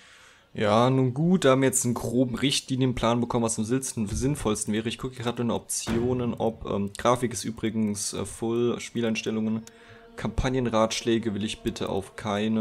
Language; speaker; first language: German; native; German